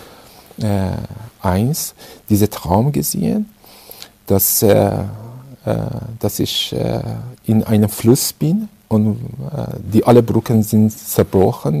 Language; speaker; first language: German; non-native, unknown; Persian